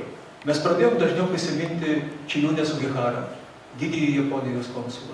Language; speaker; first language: Lithuanian; native; Lithuanian